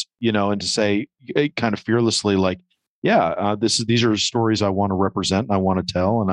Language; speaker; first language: English; native; English